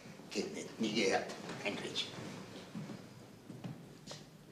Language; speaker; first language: German; native; German